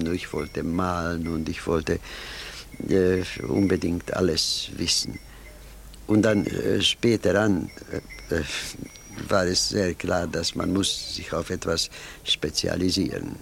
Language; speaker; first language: German; non-native, fluent; Hungarian